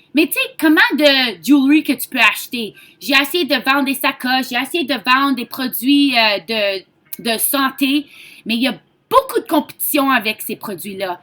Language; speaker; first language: French; native; French